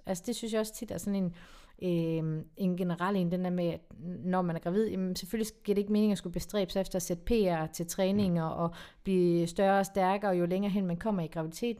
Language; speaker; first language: Danish; native; Danish